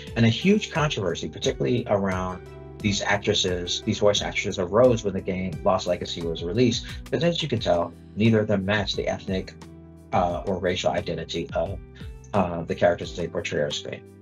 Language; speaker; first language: English; native; English